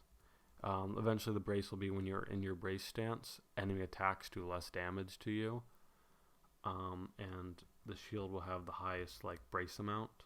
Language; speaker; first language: English; native; English